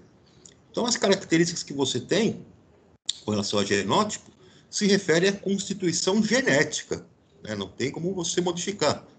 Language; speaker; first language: Portuguese; native; Portuguese